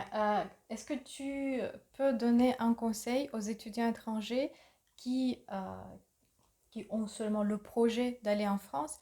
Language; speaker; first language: French; non-native, fluent; Russian